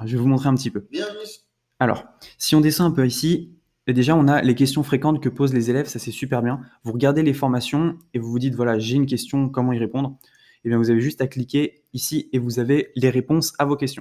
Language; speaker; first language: French; native; French